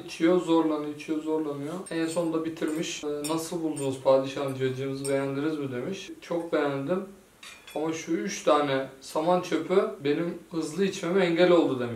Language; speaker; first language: Turkish; native; Turkish